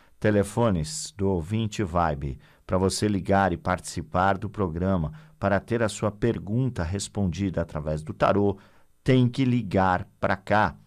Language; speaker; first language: Portuguese; native; Portuguese